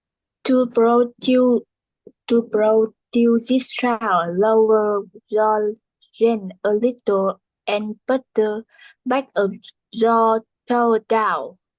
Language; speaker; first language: English; non-native, learner; Vietnamese